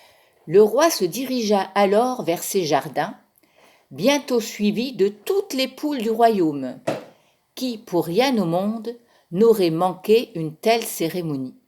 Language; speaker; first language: French; native; French